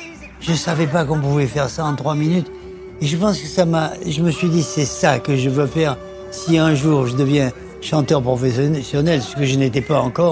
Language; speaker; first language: French; native; French